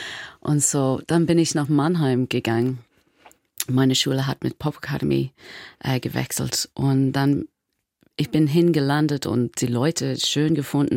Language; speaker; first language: German; non-native, learner; English